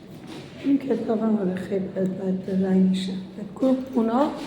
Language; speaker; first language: Persian; native; Persian